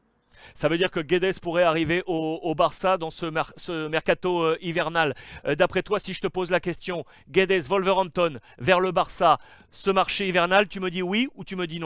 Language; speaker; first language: French; native; French